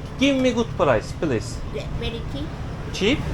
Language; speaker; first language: English; non-native, learner; Turkish